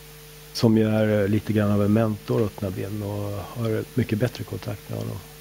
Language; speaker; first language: Swedish; native; Swedish